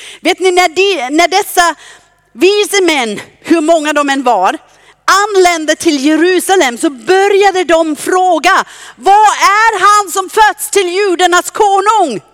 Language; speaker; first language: Swedish; non-native, fluent; German